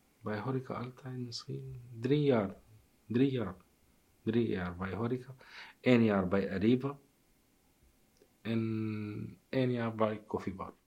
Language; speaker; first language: Dutch; non-native, learner; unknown